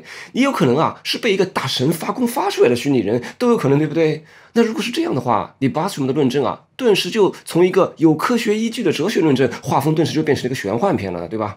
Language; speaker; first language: Chinese; native; Chinese